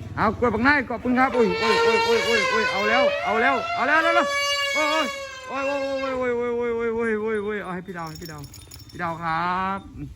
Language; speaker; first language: Thai; native; Thai